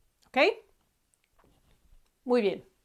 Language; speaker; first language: Spanish; non-native, fluent; Croatian